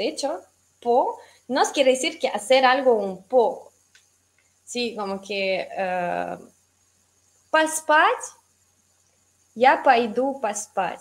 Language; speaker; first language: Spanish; non-native, fluent; Russian